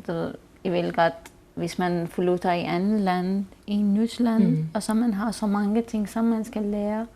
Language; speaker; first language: Danish; non-native, learner; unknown